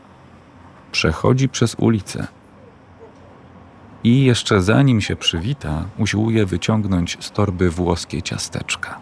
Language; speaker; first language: Polish; native; Polish